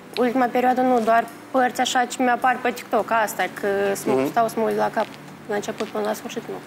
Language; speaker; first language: Romanian; native; Romanian